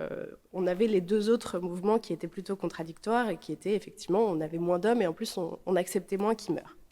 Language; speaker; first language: French; native; French